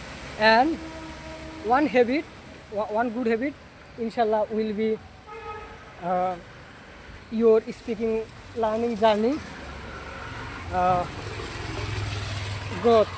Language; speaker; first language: English; non-native, learner; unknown